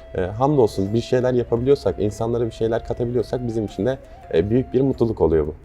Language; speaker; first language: Turkish; native; Turkish